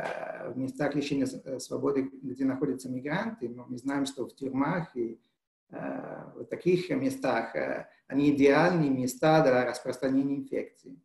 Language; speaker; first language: Russian; non-native, fluent; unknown